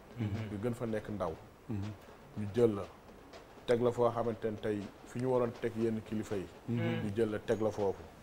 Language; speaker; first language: Wolof; native; Wolof